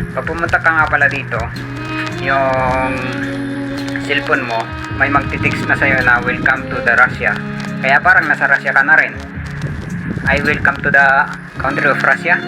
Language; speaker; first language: Filipino; native; Filipino